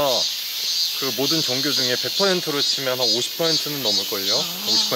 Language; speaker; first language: Korean; native; Korean